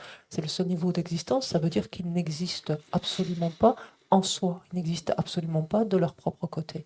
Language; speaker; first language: French; native; French